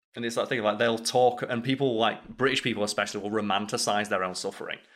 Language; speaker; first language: English; native; English